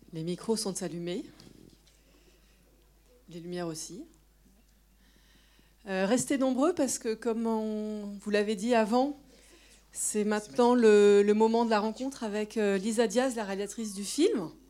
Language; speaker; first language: French; native; French